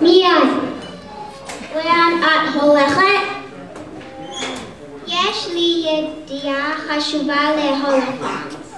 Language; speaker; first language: Hebrew; non-native, learner; English